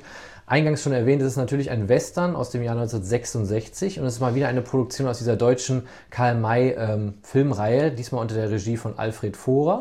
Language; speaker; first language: German; native; German